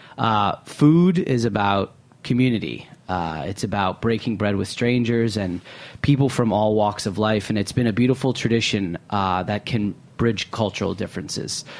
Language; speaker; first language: English; native; English